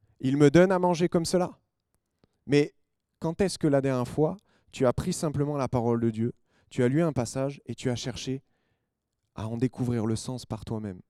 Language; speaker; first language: French; native; French